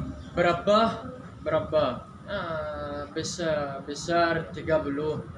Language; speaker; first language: Indonesian; non-native, learner; Arabic